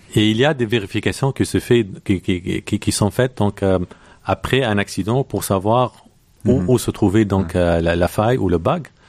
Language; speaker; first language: French; non-native, local second language; Arabic